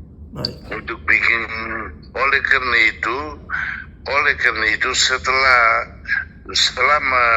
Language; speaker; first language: Indonesian; non-native, fluent; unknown